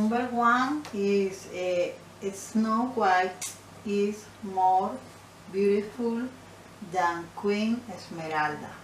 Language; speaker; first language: English; non-native, learner; Spanish